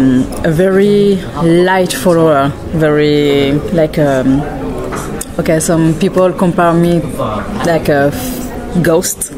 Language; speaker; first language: English; non-native, learner; French